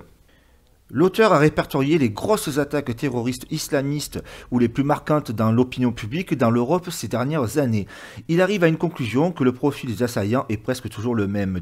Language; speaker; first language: French; native; French